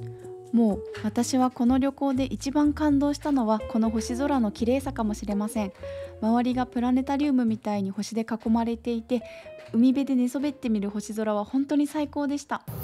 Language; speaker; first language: Japanese; native; Japanese